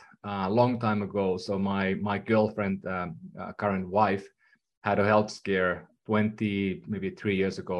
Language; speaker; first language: English; non-native, fluent; Finnish